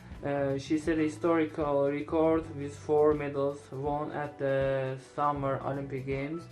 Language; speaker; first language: English; non-native, learner; Azerbaijani